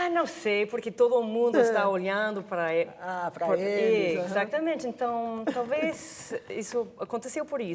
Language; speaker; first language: Portuguese; non-native, fluent; English